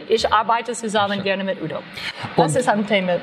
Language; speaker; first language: German; non-native, learner; English